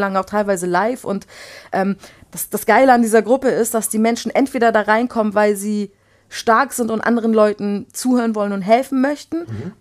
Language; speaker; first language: German; native; German